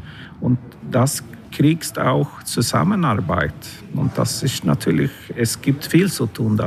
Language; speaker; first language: German; non-native, learner; Swedish